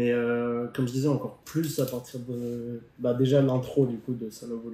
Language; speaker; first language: French; native; French